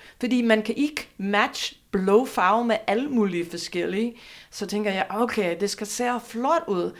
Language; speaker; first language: Danish; non-native, fluent; English